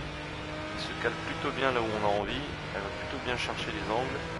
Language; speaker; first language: French; native; French